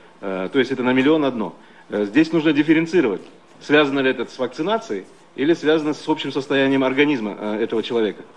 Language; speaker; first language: Russian; non-native, local second language; Uzbek